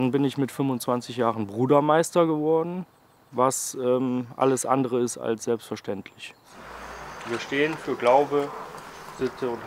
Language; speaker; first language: German; native; German